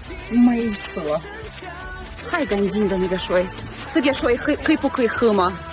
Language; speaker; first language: Chinese; non-native, learner; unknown